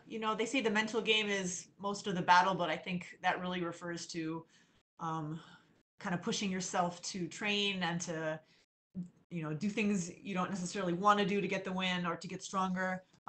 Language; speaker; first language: English; native; English